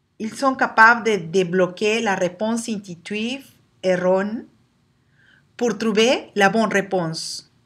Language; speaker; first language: French; non-native, learner; Spanish